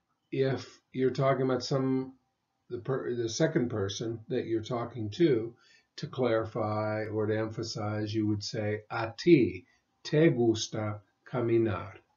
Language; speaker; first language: English; native; English